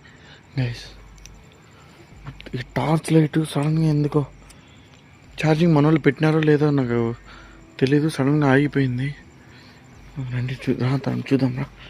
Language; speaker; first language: Telugu; native; Telugu